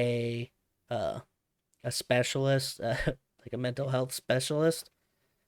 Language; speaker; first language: English; native; English